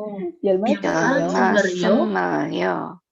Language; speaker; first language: Korean; non-native, fluent; Indonesian